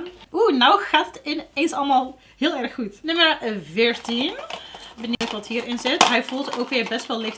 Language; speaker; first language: Dutch; native; Dutch